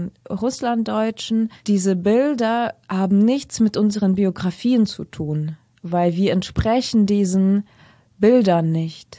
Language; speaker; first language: German; non-native, fluent; Russian